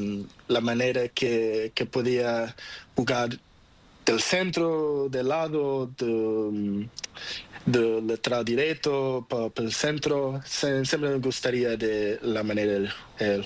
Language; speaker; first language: Spanish; non-native, learner; Portuguese